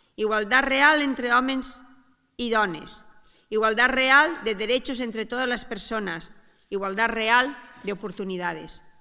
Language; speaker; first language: Spanish; non-native, local second language; Catalan